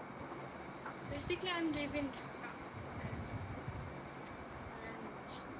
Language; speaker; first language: English; non-native, learner; Bangla